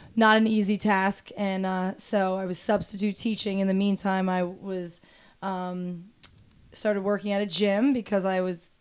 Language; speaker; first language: English; native; English